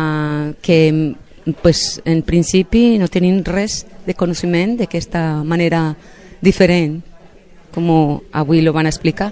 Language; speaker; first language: Catalan; non-native, local second language; Spanish